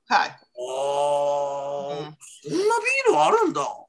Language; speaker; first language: Japanese; native; Japanese